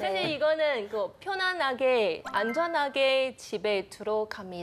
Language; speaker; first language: Korean; non-native, fluent; Chinese